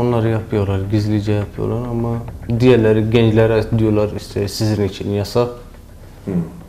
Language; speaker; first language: Turkish; non-native, learner; Kurdish